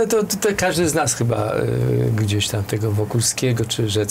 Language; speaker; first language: Polish; native; Polish